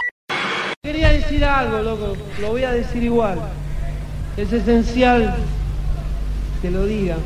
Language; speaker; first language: Spanish; native; Spanish